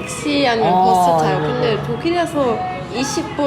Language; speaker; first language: Korean; non-native, learner; German